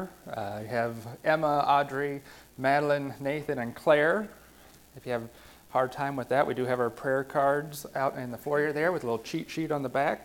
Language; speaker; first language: English; native; English